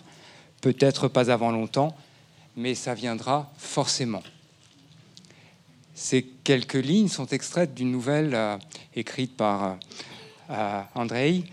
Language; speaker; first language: French; native; French